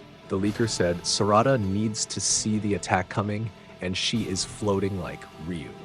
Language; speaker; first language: English; non-native, fluent; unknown